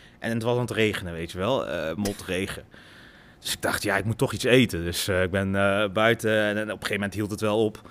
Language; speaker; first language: Dutch; early bilingual, other home language; Lingala